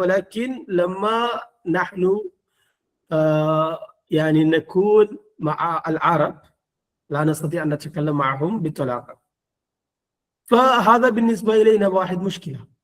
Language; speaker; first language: Arabic; non-native, fluent; Malayalam